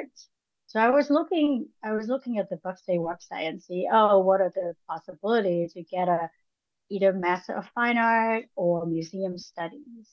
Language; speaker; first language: English; non-native, local second language; Cantonese